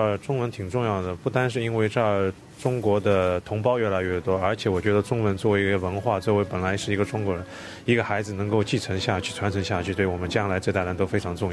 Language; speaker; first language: Chinese; native; Chinese